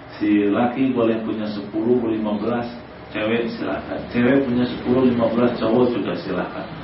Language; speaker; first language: Indonesian; non-native, local second language; Sundanese